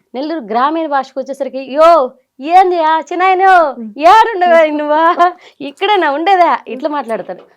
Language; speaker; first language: Telugu; native; Telugu